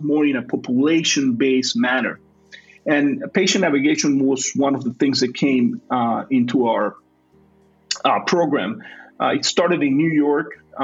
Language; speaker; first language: English; non-native, fluent; Spanish